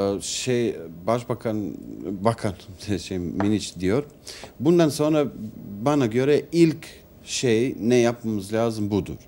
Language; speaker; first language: Turkish; non-native, learner; Serbian